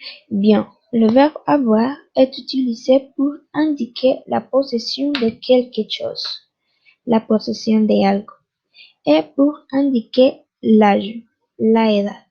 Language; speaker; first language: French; non-native, fluent; Spanish